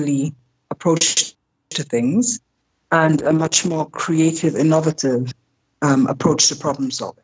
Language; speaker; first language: English; non-native, local second language; German